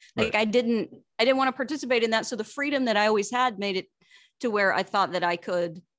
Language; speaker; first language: English; native; English